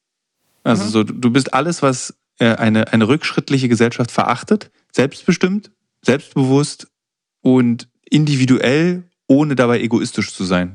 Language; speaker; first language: German; native; German